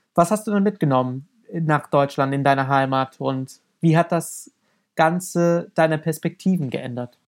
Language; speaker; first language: German; non-native, fluent; English